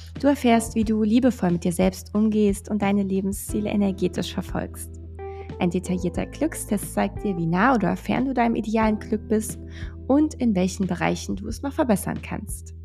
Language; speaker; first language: German; native; German